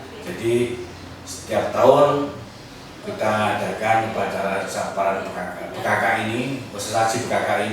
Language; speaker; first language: Indonesian; native; Indonesian